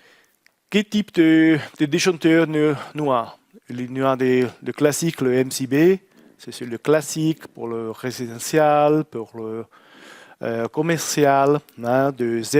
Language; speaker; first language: French; non-native, learner; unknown